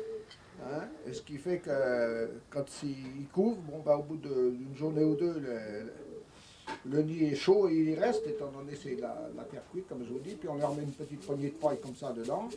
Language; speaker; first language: French; native; French